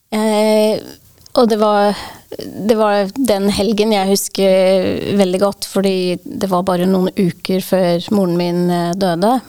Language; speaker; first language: Norwegian; non-native, fluent; English